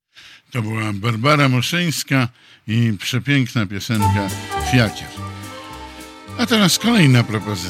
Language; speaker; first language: Polish; native; Polish